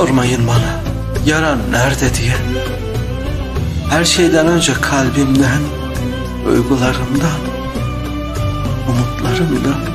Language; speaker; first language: Turkish; native; Turkish